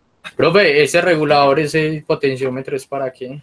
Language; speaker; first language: Spanish; native; Spanish